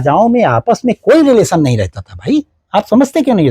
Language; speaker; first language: Hindi; native; Hindi